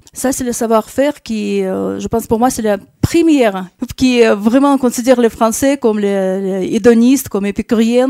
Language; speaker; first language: French; non-native, fluent; Russian